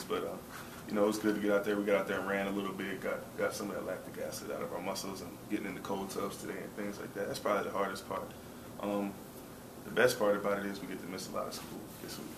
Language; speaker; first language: English; native; English